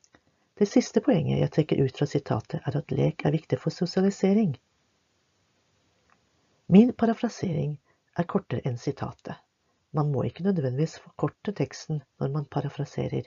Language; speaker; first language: Norwegian; native; Norwegian